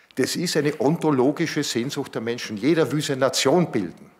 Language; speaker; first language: German; native; German